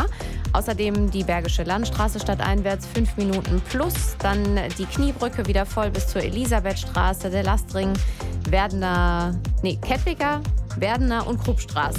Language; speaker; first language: German; native; German